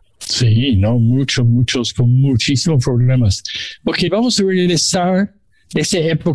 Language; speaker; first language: Spanish; non-native, learner; English